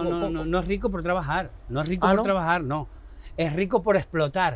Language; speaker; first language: Spanish; native; Spanish